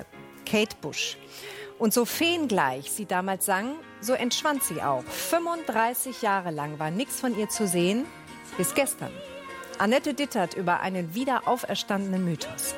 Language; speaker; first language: German; native; German